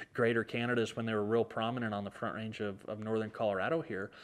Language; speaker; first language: English; native; English